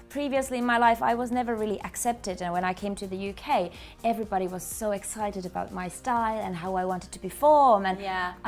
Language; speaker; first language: English; non-native, fluent; Finnish